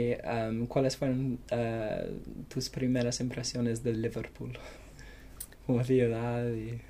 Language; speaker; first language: Spanish; non-native, learner; English